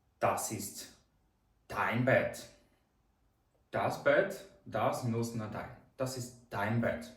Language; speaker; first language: German; non-native, fluent; Ukrainian